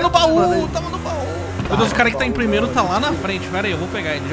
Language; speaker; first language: Portuguese; native; Portuguese